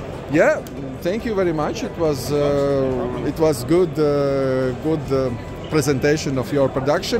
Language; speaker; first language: English; non-native, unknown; Latvian